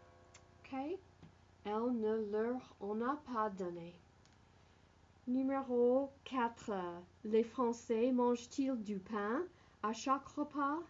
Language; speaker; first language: French; non-native, fluent; English